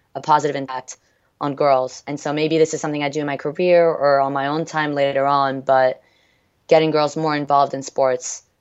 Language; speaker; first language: English; early bilingual, other home language; French